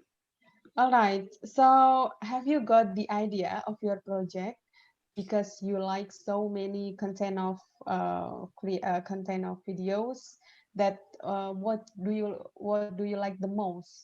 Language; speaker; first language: English; non-native, fluent; Indonesian